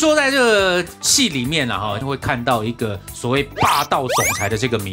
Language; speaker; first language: Chinese; native; Chinese